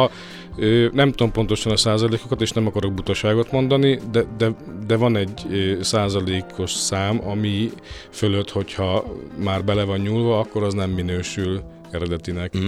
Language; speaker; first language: Hungarian; native; Hungarian